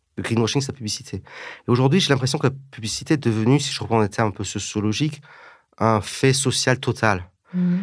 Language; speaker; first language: French; early bilingual, heritage; English